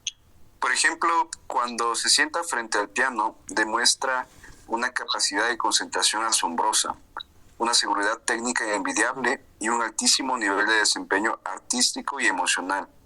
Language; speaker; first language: Spanish; native; Spanish